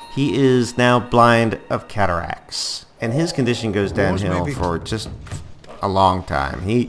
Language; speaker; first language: English; native; English